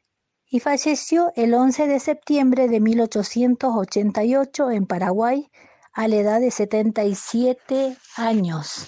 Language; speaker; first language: Spanish; native; Spanish